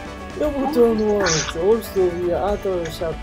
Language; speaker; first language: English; non-native, learner; Korean